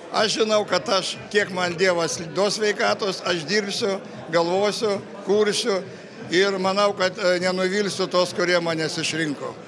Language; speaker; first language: Lithuanian; native; Lithuanian